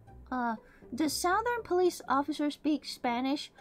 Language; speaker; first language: English; native; English